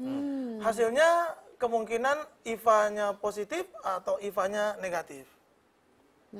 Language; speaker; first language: Indonesian; native; Indonesian